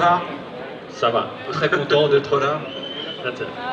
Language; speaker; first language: French; native; French